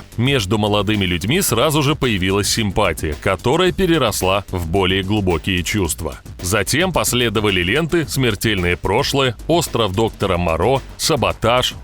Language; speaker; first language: Russian; native; Russian